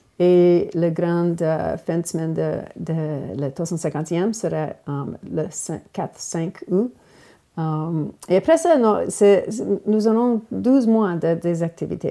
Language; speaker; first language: French; non-native, local second language; English